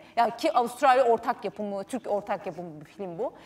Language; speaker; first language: Turkish; native; Turkish